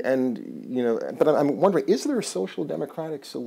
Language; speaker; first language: English; native; English